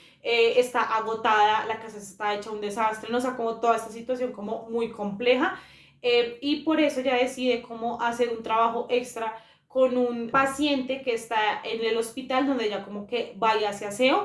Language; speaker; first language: Spanish; native; Spanish